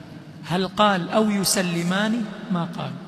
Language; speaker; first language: Arabic; non-native, fluent; Swahili